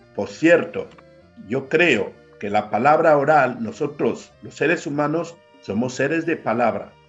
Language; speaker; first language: Spanish; non-native, fluent; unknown